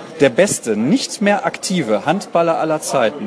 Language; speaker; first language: German; native; German